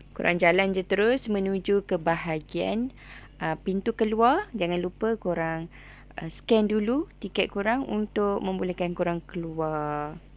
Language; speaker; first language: Malay; native; Malay